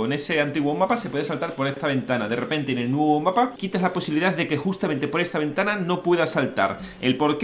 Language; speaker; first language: Spanish; native; Spanish